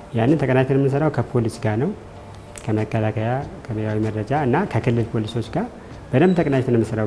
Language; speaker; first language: Amharic; native; Amharic